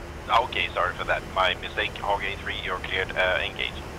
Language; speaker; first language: English; non-native, fluent; Swedish